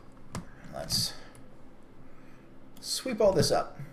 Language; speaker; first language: English; native; English